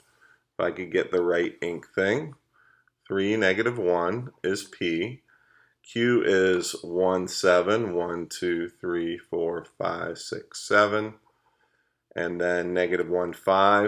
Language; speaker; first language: English; native; English